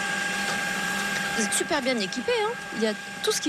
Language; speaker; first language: French; native; French